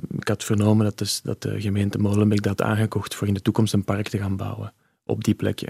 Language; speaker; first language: Dutch; native; Dutch